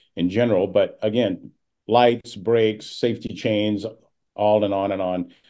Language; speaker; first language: English; native; English